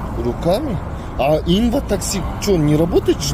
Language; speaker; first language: Russian; non-native, local second language; Kazakh